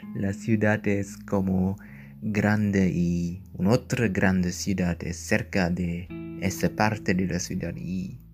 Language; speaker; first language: Spanish; non-native, learner; German